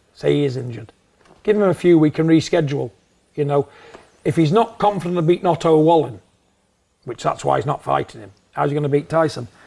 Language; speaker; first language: English; native; English